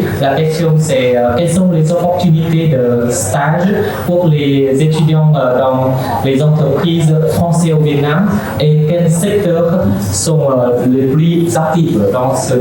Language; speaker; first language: French; non-native, fluent; Vietnamese